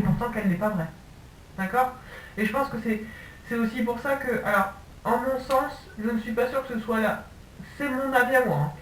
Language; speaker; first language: French; native; French